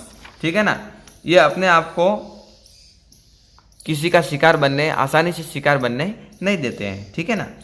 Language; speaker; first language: Hindi; native; Hindi